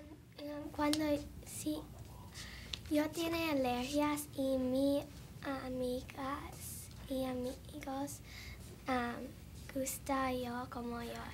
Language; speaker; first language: Spanish; non-native, learner; English